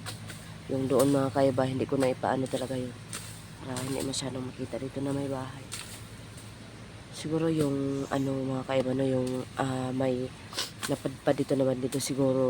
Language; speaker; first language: Filipino; non-native, local second language; Cebuano